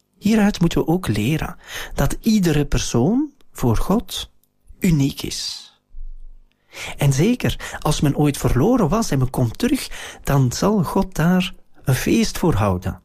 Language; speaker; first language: Dutch; native; Dutch